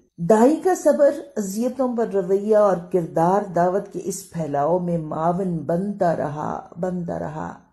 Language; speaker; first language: Urdu; non-native, local second language; Punjabi